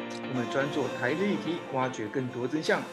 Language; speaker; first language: Chinese; native; Chinese